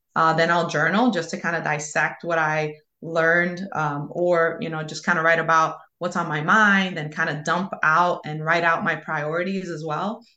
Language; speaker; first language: English; early bilingual, other home language; Spanish